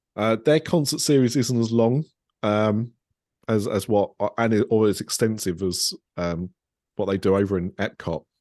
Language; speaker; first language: English; native; English